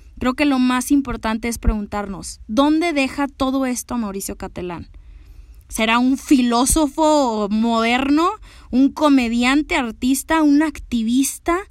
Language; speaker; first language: Spanish; native; Spanish